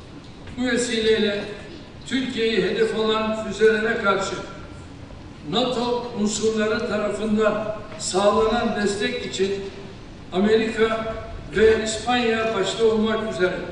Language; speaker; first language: Turkish; native; Turkish